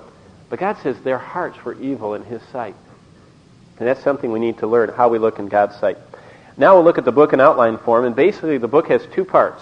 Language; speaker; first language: English; native; English